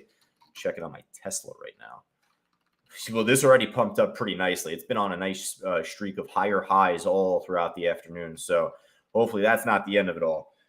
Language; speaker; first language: English; native; English